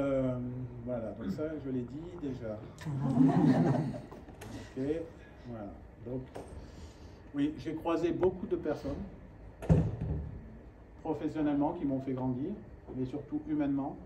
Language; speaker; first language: French; native; French